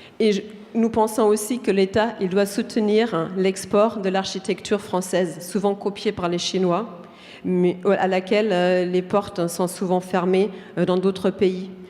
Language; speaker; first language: French; non-native, fluent; German